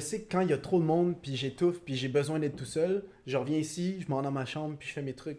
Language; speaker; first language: French; native; French